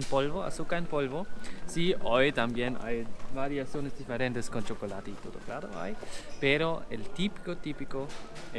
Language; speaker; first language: Spanish; non-native, learner; German